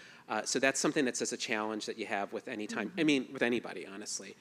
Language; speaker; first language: English; native; English